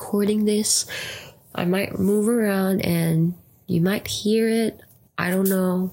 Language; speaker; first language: English; non-native, local second language; Filipino